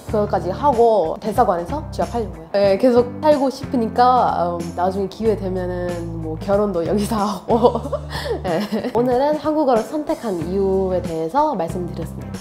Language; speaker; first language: Korean; non-native, fluent; Hindi